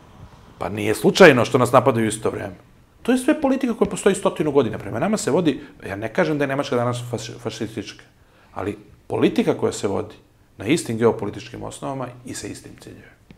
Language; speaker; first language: Serbian; native; Serbian